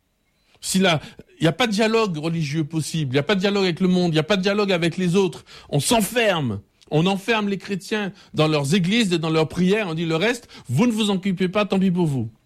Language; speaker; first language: French; native; French